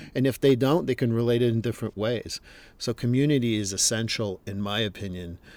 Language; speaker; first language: English; native; English